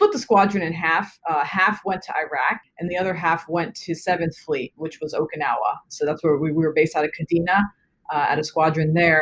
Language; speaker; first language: English; native; English